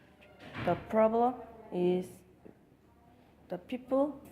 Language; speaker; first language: English; non-native, learner; Korean